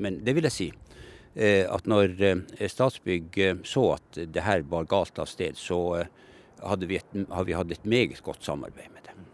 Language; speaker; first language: Norwegian; native; Norwegian